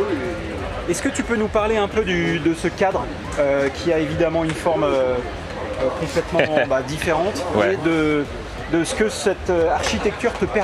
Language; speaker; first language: French; native; French